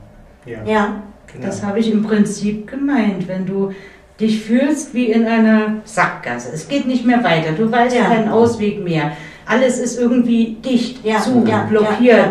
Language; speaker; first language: German; native; German